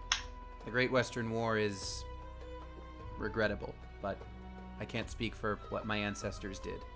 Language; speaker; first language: English; native; English